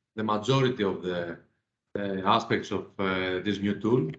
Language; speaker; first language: English; non-native, fluent; Greek